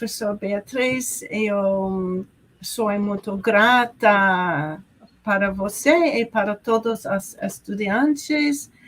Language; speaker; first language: Portuguese; non-native, learner; English